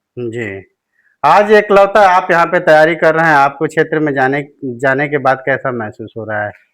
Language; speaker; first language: Hindi; native; Hindi